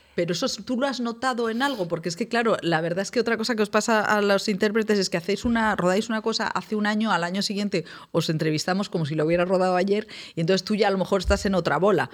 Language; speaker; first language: Spanish; native; Spanish